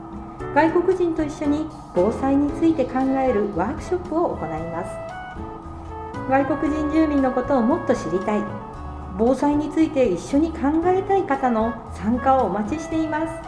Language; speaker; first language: Japanese; native; Japanese